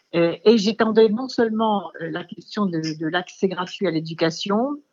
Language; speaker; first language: French; native; French